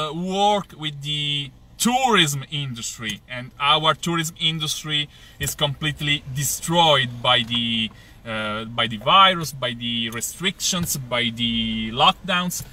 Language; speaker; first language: English; non-native, fluent; Italian